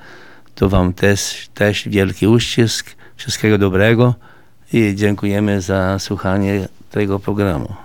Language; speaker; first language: Polish; early bilingual, heritage; Portuguese